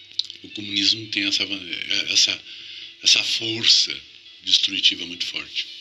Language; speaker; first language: Portuguese; native; Portuguese